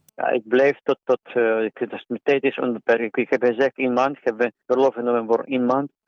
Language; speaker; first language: Dutch; non-native, learner; Ukrainian